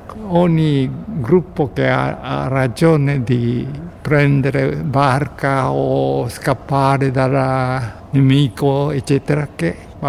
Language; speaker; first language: Italian; non-native, learner; Japanese